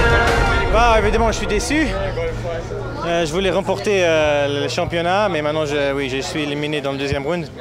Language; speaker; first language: French; non-native, local second language; Luxembourgish